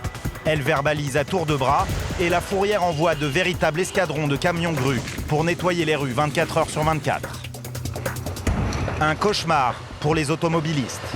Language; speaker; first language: French; native; French